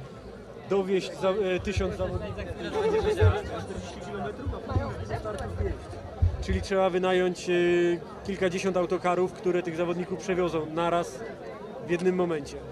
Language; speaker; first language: Polish; native; Polish